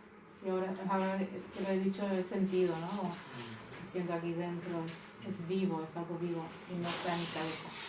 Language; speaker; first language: Spanish; non-native, fluent; Swedish